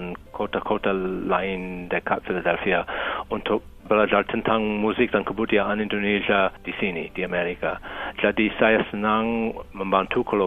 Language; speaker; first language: Indonesian; non-native, fluent; English